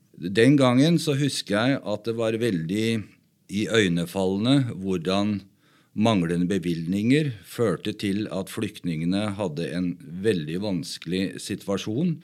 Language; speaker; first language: Norwegian; native; Norwegian